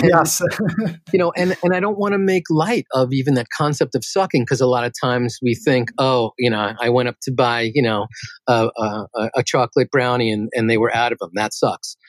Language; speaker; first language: English; native; English